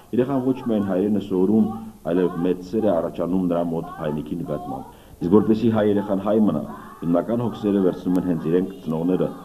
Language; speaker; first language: Armenian; native; Armenian